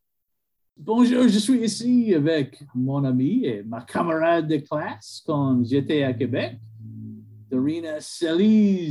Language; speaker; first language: French; non-native, learner; English